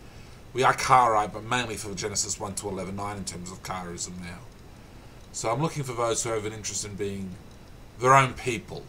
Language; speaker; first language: English; native; English